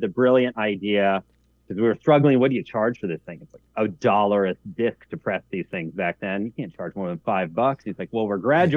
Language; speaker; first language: English; native; English